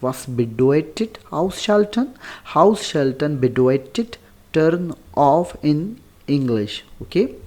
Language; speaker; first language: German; non-native, learner; Urdu